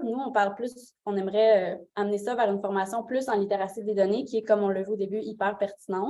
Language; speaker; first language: French; native; French